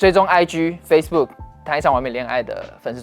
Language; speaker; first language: Chinese; native; Chinese